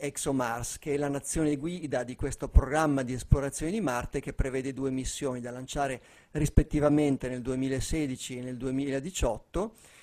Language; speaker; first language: Italian; native; Italian